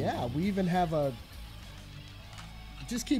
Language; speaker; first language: English; native; English